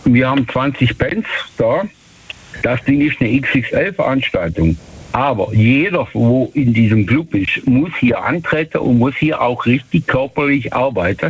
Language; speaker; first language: German; native; German